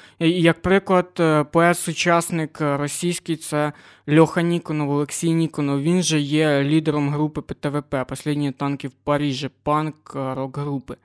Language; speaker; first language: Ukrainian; non-native, local second language; Russian